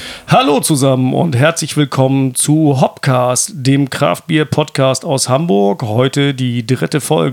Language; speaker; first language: German; native; German